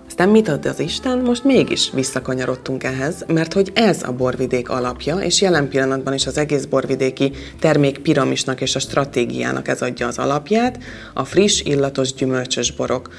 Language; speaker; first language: Hungarian; native; Hungarian